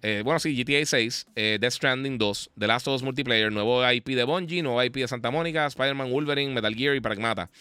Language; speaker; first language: Spanish; native; Spanish